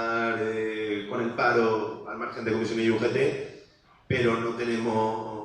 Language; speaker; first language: Spanish; native; Spanish